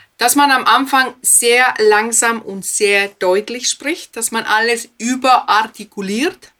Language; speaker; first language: German; non-native, fluent; Finnish